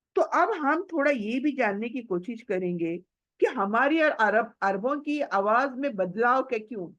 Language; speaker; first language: Urdu; native; Urdu